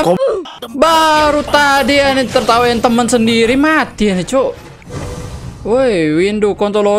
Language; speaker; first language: Indonesian; native; Indonesian